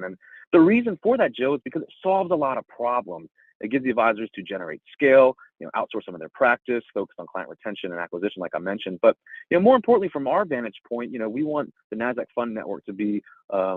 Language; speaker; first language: English; native; English